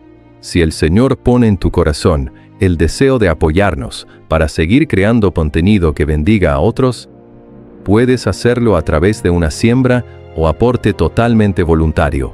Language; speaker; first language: Spanish; native; Spanish